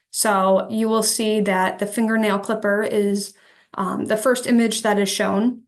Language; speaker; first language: English; native; English